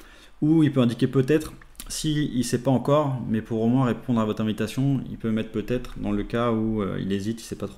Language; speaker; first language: French; native; French